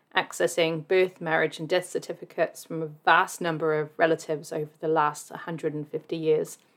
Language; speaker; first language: English; native; English